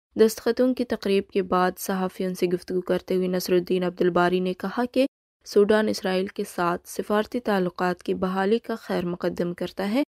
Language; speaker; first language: Urdu; non-native, local second language; Baluchi